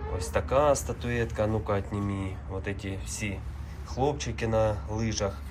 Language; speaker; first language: Ukrainian; native; Ukrainian